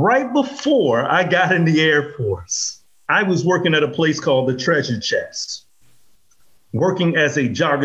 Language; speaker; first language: English; native; English